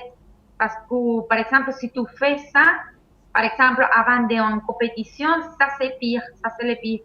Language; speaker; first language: French; non-native, fluent; Spanish